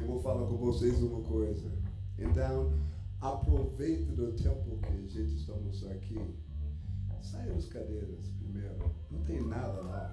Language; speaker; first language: Portuguese; non-native, fluent; English